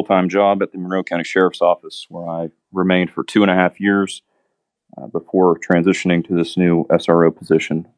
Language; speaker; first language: English; native; English